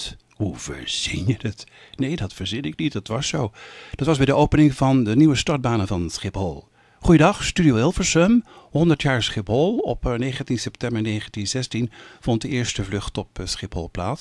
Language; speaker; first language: Dutch; native; Dutch